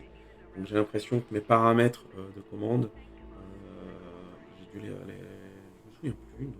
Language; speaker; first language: French; native; French